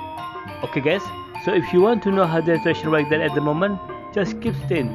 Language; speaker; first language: English; non-native, fluent; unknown